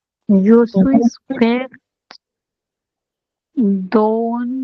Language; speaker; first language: French; non-native, learner; Bangla